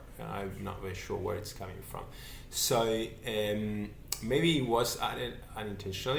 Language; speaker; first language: English; non-native, fluent; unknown